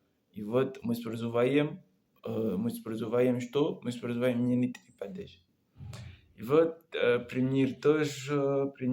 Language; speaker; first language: Russian; non-native, learner; Comorian